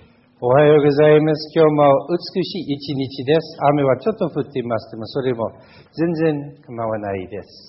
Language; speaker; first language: Japanese; non-native, fluent; English